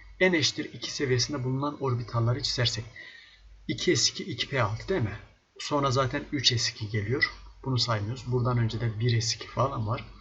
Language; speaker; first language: Turkish; native; Turkish